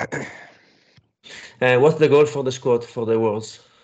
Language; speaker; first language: English; non-native, fluent; Italian